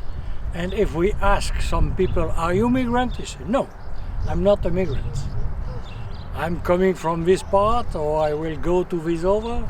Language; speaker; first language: English; non-native, fluent; French